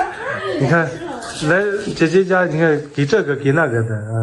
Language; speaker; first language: Chinese; native; Chinese